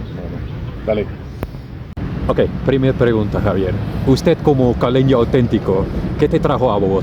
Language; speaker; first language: Spanish; non-native, fluent; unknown